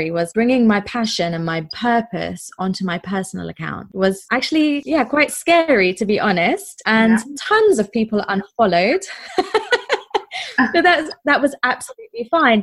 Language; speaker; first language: English; native; English